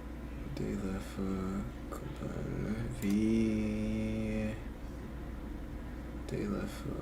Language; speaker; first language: Vietnamese; non-native, learner; English